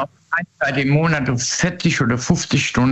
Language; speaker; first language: German; native; German